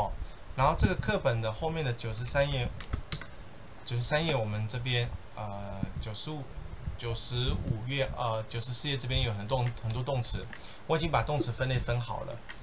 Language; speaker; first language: Chinese; native; Chinese